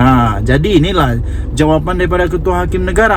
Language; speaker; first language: Malay; native; Malay